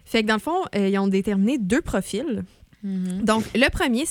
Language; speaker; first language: French; native; French